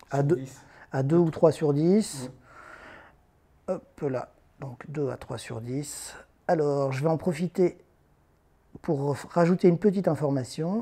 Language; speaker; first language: French; native; French